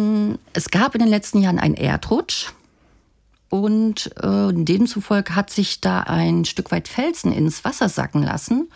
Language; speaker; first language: German; native; German